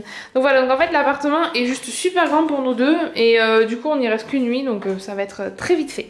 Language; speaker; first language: French; native; French